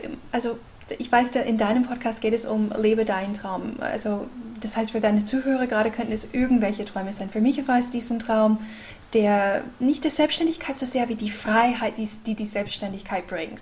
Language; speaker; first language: German; non-native, fluent; English